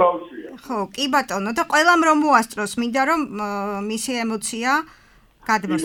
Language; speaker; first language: Georgian; native; Georgian